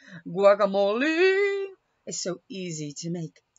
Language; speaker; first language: English; native; English